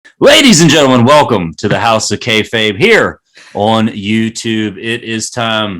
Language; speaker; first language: English; native; English